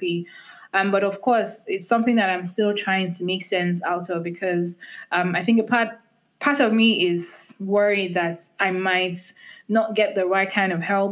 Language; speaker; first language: English; non-native, local second language; Igbo